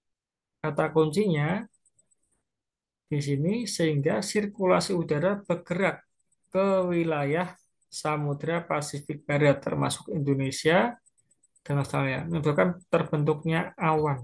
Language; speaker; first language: Indonesian; native; Indonesian